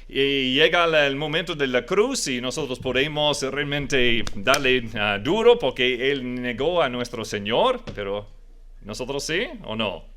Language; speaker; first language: Spanish; non-native, fluent; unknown